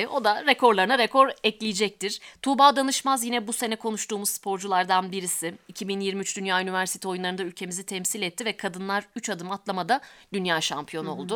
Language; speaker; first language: Turkish; native; Turkish